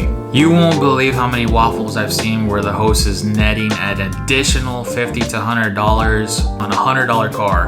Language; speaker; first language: English; native; English